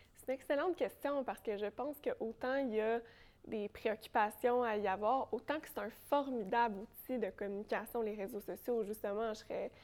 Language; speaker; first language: French; native; French